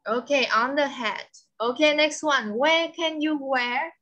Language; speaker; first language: English; non-native, fluent; Vietnamese